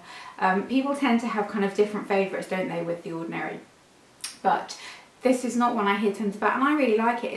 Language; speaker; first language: English; native; English